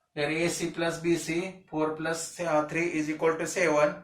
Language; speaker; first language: English; non-native, local second language; Marathi